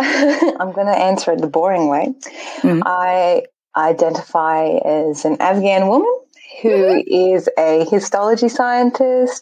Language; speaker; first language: English; early bilingual, other home language; Persian